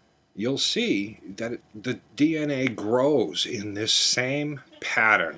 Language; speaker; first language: English; native; English